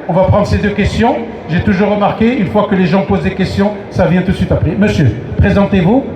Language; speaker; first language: French; non-native, local second language; Arabic